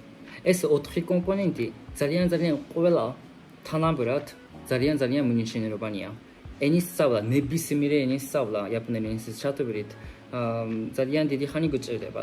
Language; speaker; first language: Georgian; non-native, fluent; Japanese